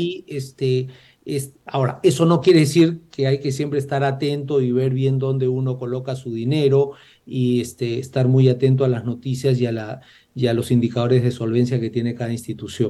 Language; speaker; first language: Spanish; native; Spanish